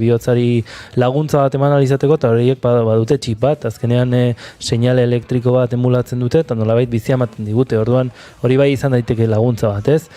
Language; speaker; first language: Basque; native; Basque